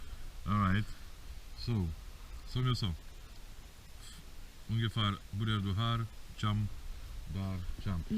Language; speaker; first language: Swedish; non-native, fluent; Polish